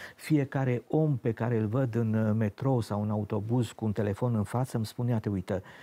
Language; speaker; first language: Romanian; native; Romanian